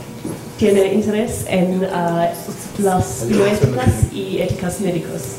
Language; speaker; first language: Spanish; non-native, learner; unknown